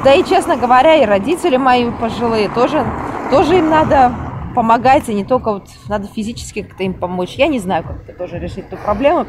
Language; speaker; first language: Russian; native; Russian